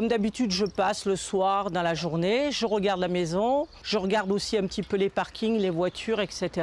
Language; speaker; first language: French; native; French